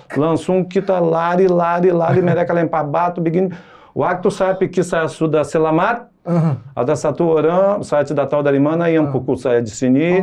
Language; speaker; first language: Indonesian; non-native, fluent; Portuguese